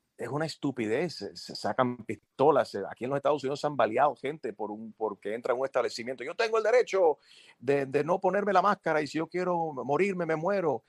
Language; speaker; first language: Spanish; early bilingual, heritage; Spanish